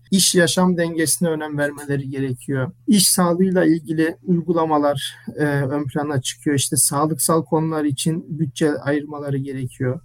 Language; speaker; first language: Turkish; early bilingual, heritage; Turkish